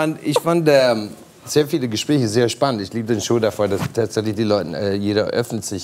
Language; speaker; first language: German; non-native, fluent; English